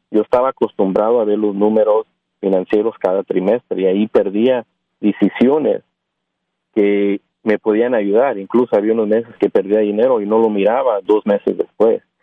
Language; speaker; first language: Spanish; early bilingual, heritage; Spanish